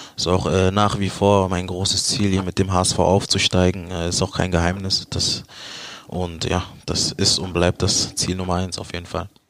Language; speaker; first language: German; early bilingual, other home language; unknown